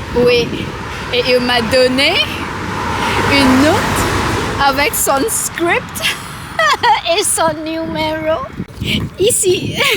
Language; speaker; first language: French; non-native, learner; English